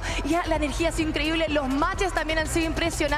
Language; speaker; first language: Spanish; native; Spanish